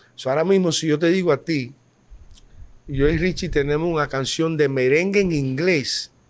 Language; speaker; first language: Spanish; early bilingual, heritage; Spanish